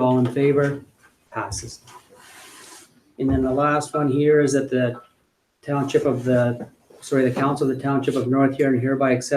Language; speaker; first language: English; native; English